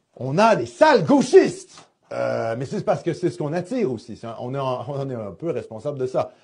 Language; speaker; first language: French; native; French